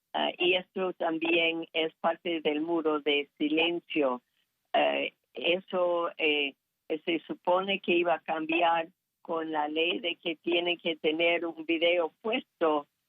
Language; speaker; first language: Spanish; non-native, fluent; English